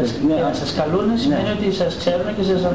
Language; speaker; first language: Greek; native; Greek